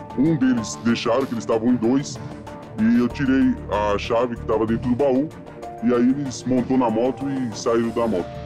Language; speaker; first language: Portuguese; native; Portuguese